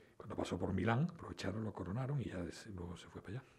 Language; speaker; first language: Spanish; native; Spanish